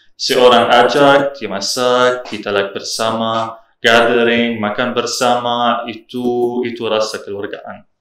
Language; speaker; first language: Indonesian; non-native, learner; Arabic